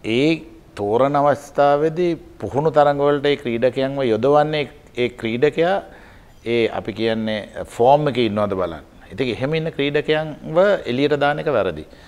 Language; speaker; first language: Sinhala; native; Sinhala